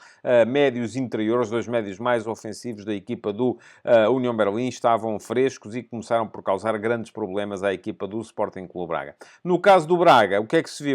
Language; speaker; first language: Portuguese; native; Portuguese